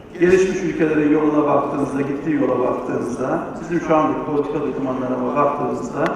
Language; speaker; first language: Turkish; native; Turkish